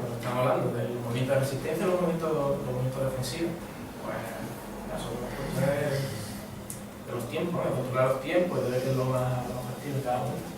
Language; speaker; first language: Spanish; native; Spanish